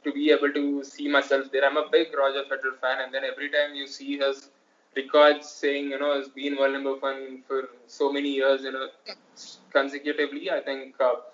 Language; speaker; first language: English; non-native, local second language; Telugu